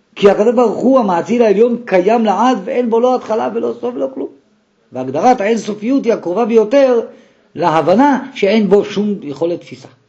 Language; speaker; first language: Hebrew; native; Hebrew